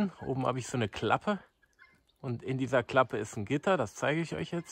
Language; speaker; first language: German; native; German